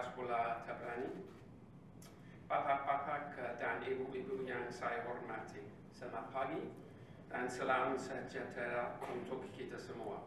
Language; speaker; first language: Indonesian; non-native, learner; English